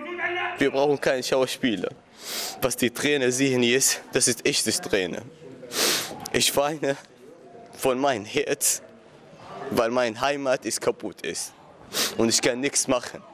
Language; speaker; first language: German; non-native, learner; Arabic